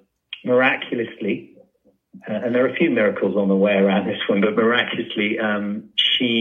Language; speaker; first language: English; native; English